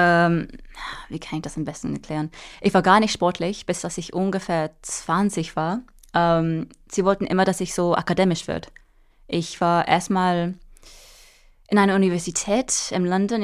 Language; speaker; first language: German; non-native, fluent; English